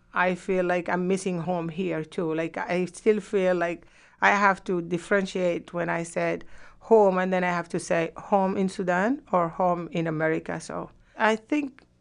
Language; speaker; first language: English; non-native, fluent; Arabic